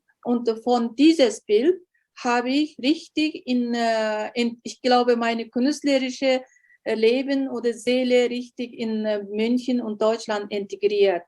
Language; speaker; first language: German; non-native, learner; Uyghur